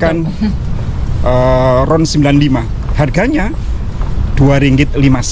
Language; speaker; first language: Indonesian; native; Indonesian